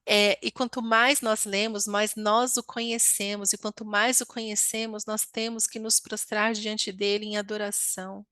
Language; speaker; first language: Portuguese; native; Portuguese